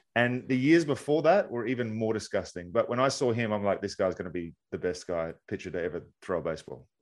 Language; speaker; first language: English; native; English